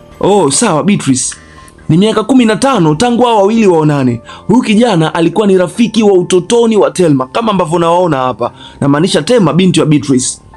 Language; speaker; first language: Swahili; native; Swahili